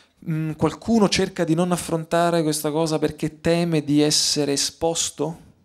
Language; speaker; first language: Italian; native; Italian